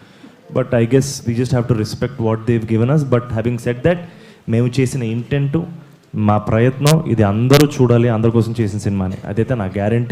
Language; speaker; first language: Telugu; native; Telugu